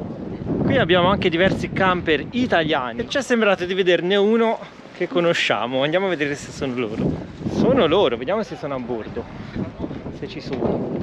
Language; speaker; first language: Italian; native; Italian